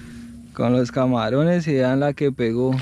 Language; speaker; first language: Spanish; native; Spanish